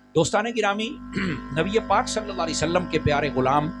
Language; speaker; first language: Urdu; non-native, local second language; Punjabi